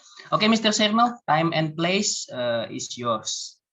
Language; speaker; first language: English; non-native, learner; Indonesian